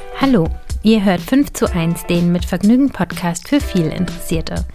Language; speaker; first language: German; native; German